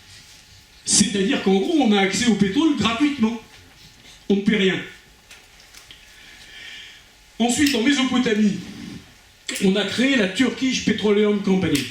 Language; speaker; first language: French; native; French